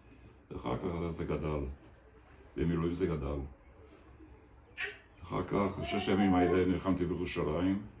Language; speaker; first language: Hebrew; early bilingual, other home language; German